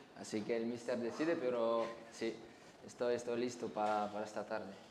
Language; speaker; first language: Spanish; non-native, learner; French